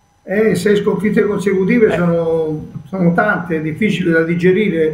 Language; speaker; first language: Italian; native; Italian